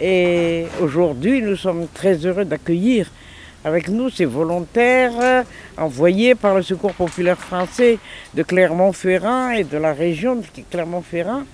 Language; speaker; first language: French; non-native, local second language; Malagasy